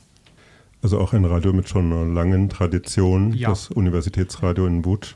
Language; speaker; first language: German; native; German